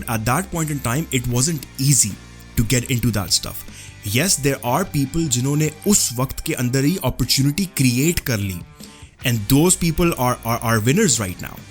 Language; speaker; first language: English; non-native, local second language; Urdu